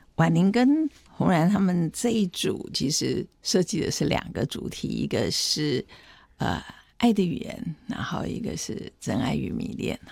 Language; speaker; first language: Chinese; native; Chinese